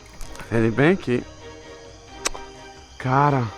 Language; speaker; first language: Portuguese; non-native, learner; English